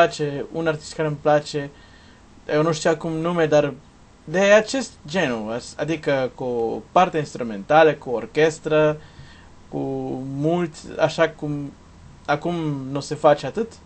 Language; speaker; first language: Romanian; non-native, learner; Portuguese